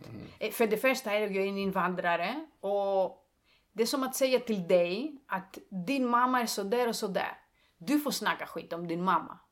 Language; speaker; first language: Swedish; non-native, fluent; Greek